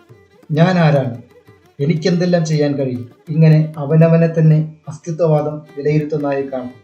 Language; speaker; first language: Malayalam; native; Malayalam